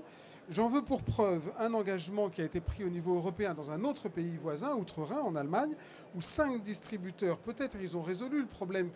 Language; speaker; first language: French; native; French